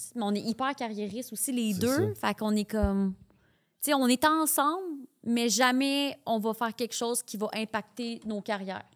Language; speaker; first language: French; native; French